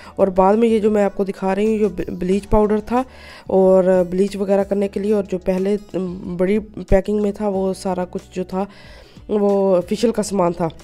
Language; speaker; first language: Urdu; non-native, local second language; Punjabi